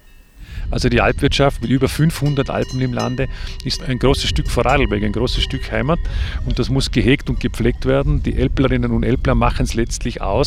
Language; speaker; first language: German; native; German